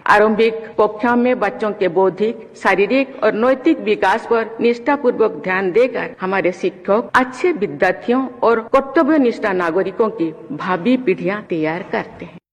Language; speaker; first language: Hindi; non-native, local second language; Santali